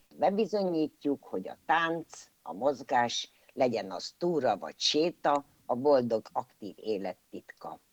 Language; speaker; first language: Hungarian; native; Hungarian